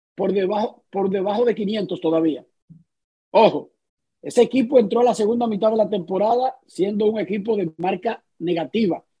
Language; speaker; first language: Spanish; native; Spanish